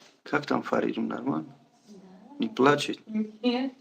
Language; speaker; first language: Russian; non-native, learner; Tajik